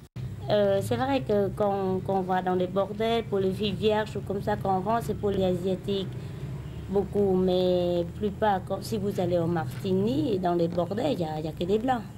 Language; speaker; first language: French; non-native, learner; Khmer